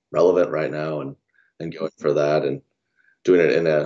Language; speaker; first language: English; native; English